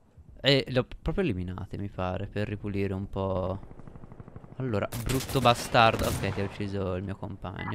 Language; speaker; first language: Italian; native; Italian